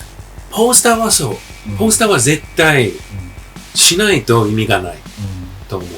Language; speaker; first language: Japanese; non-native, fluent; English